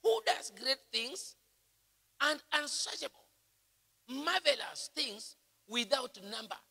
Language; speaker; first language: English; non-native, local second language; Swahili